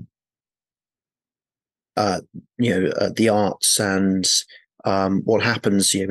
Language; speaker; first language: English; native; English